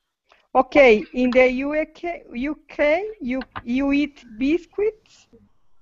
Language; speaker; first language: English; non-native, learner; Spanish